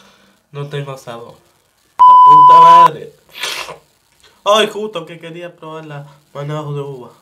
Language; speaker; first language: Spanish; native; Spanish